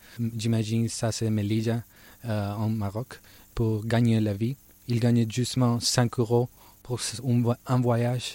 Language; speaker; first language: French; non-native, learner; Spanish